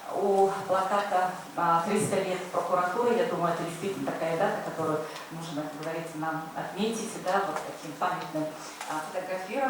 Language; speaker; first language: Russian; native; Russian